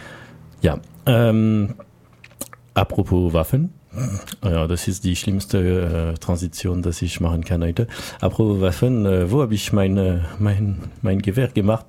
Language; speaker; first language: German; non-native, learner; French